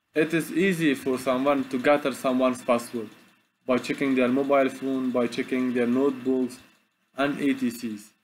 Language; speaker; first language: English; non-native, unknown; Persian